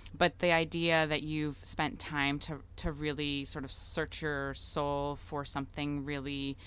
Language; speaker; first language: English; early bilingual, other home language; Russian